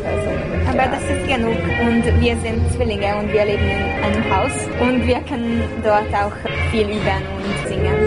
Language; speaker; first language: German; non-native, learner; Hungarian